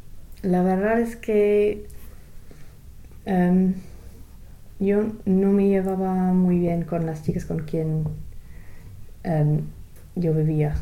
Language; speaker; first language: Spanish; non-native, fluent; English